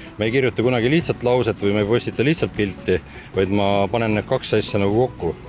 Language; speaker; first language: Estonian; native; Estonian